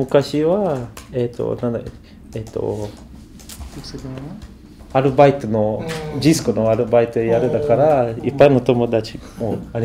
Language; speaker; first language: Japanese; non-native, learner; Portuguese